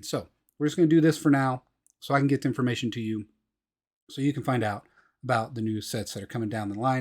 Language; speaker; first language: English; native; English